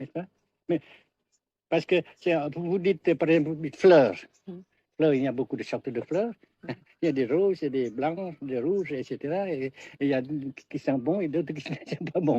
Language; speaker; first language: French; non-native, fluent; Vietnamese